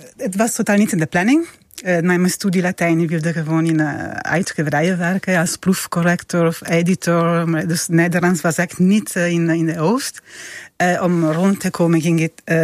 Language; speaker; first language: Dutch; non-native, fluent; Italian